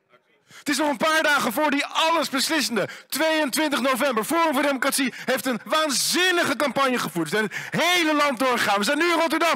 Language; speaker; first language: Dutch; native; Dutch